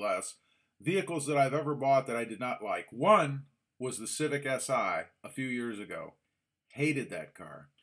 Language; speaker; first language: English; native; English